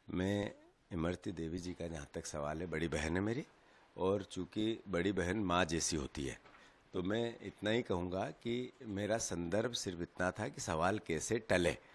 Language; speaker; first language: Hindi; native; Hindi